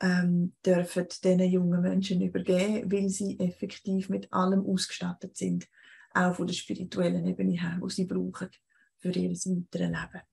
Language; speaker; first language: German; native; German